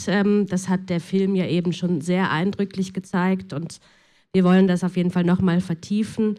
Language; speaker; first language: German; native; German